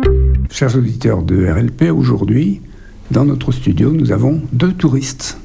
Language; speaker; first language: French; native; French